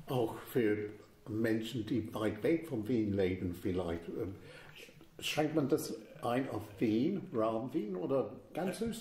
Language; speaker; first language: German; non-native, fluent; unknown